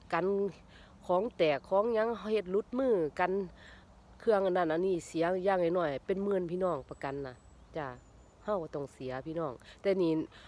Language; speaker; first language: Thai; native; Thai